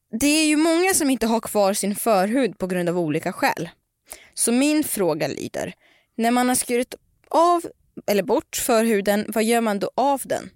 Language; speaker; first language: Swedish; native; Swedish